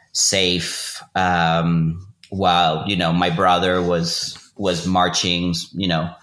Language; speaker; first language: English; non-native, fluent; Spanish